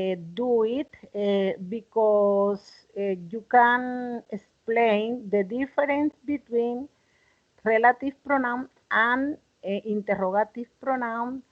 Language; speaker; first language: English; non-native, learner; Spanish